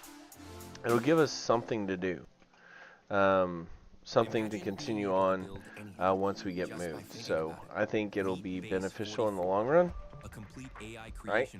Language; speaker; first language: English; native; English